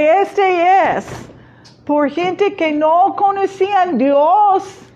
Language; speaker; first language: Spanish; non-native, fluent; English